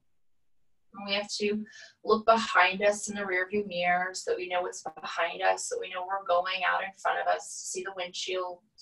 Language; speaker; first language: English; native; English